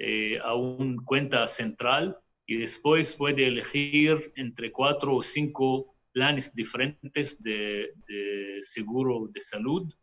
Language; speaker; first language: Spanish; non-native, fluent; Hebrew